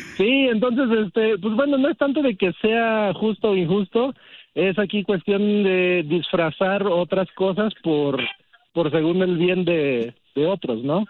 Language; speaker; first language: Spanish; early bilingual, heritage; Spanish